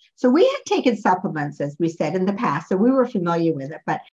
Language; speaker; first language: English; native; English